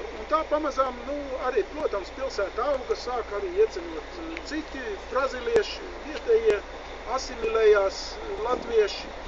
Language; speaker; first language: Latvian; early bilingual, heritage; Latvian